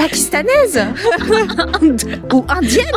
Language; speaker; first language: French; native; French